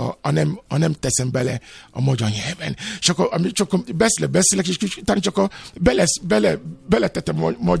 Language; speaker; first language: Hungarian; non-native, learner; Yoruba